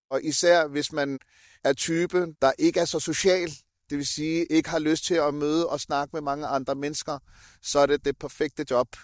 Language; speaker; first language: Danish; early bilingual, other home language; Urdu